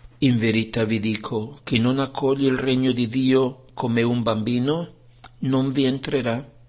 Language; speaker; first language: Italian; non-native, fluent; Spanish